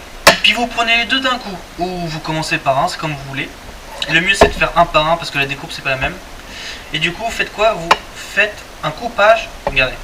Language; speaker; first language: French; native; French